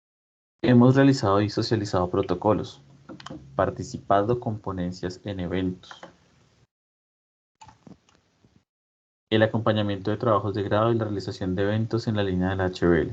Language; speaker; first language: Spanish; native; Spanish